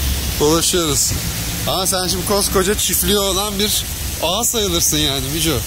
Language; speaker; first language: Turkish; native; Turkish